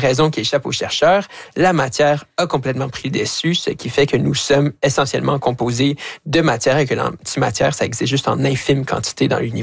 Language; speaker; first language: French; native; French